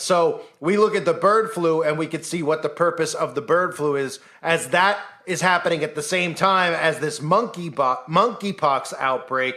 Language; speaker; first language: English; native; English